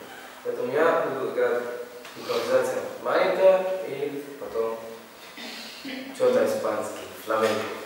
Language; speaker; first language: Russian; non-native, learner; Arabic